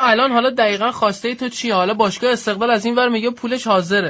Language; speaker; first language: Persian; native; Persian